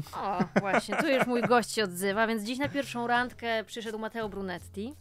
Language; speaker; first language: Polish; native; Polish